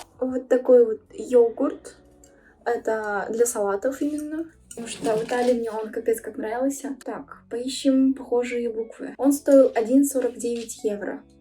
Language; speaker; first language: Russian; early bilingual, heritage; Russian